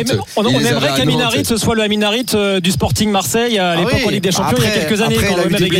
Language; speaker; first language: French; native; French